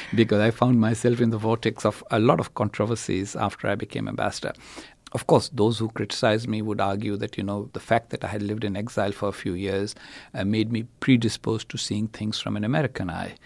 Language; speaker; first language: English; non-native, local second language; Urdu